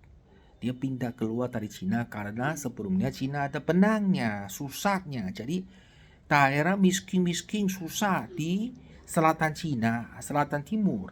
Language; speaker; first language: Indonesian; non-native, fluent; Chinese